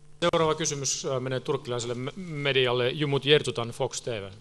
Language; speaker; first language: Finnish; native; Finnish